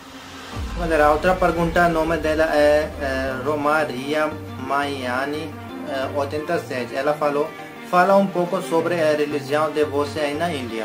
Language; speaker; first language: Portuguese; non-native, learner; Hindi